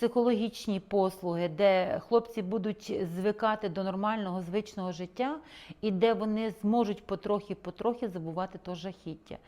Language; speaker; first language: Ukrainian; native; Ukrainian